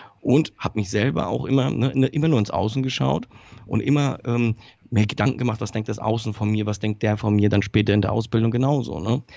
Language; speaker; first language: German; early bilingual, other home language; Polish